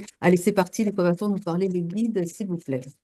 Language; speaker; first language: French; native; French